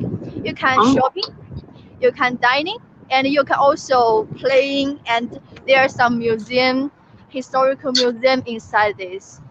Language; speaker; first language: English; non-native, fluent; Chinese